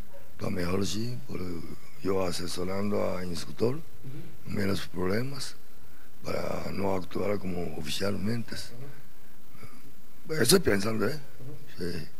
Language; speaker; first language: Spanish; non-native, learner; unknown